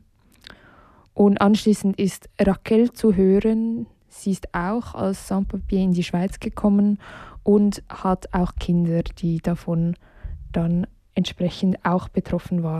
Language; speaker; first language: German; native; German